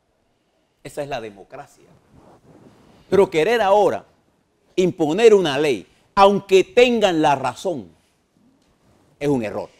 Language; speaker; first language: Spanish; native; Spanish